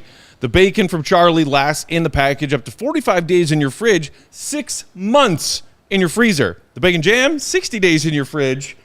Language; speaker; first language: English; native; English